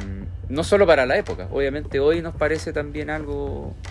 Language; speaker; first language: Spanish; native; Spanish